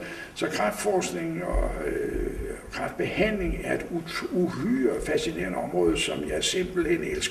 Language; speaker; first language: Danish; native; Danish